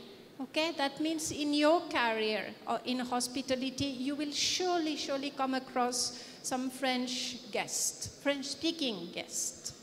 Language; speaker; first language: English; non-native, fluent; French